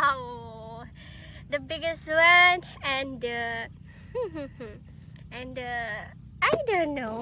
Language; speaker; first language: English; non-native, learner; Indonesian